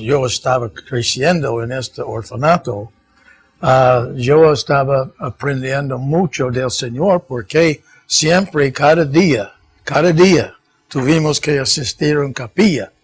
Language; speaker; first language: Spanish; non-native, fluent; English